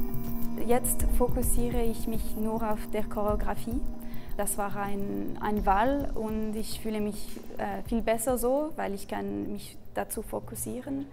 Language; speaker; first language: German; non-native, local second language; French